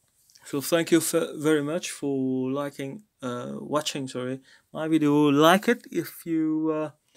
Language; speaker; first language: English; non-native, fluent; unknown